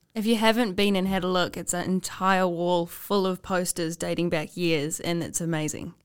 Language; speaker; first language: English; native; English